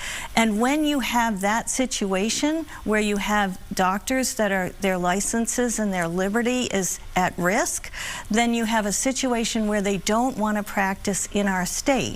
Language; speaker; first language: English; native; English